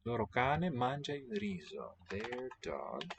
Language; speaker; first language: Italian; non-native, learner; English